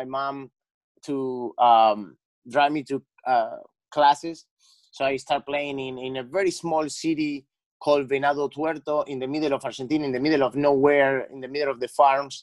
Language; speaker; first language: English; non-native, fluent; Spanish